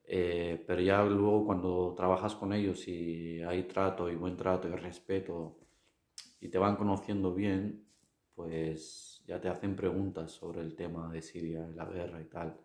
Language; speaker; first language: Spanish; non-native, fluent; Arabic